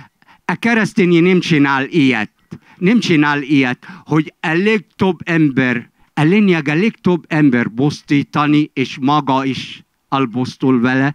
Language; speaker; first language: Hungarian; non-native, fluent; Arabic